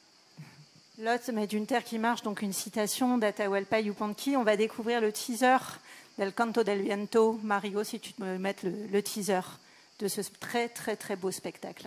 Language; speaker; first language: French; native; French